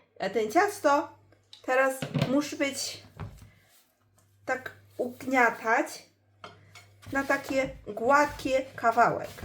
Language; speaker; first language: Polish; non-native, learner; Chinese